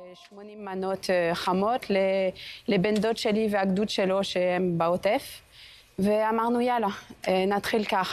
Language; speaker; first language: Hebrew; non-native, fluent; French